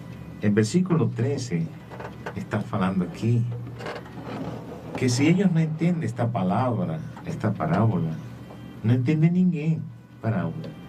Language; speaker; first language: Spanish; non-native, learner; Portuguese